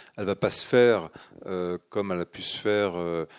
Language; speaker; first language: French; native; French